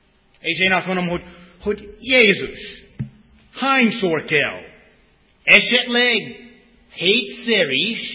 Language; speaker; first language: Hungarian; non-native, fluent; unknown